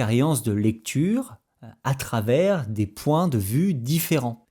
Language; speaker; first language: French; native; French